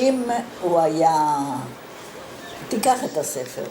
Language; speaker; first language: Hebrew; non-native, fluent; Italian